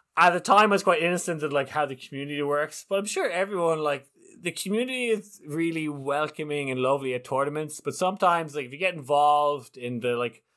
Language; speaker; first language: English; native; English